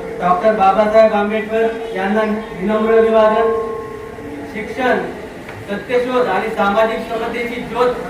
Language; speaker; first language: Marathi; native; Marathi